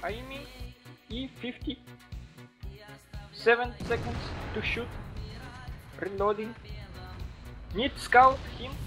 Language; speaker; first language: English; non-native, learner; Russian